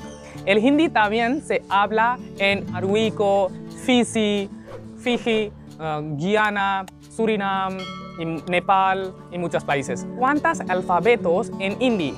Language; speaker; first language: Spanish; non-native, learner; Hindi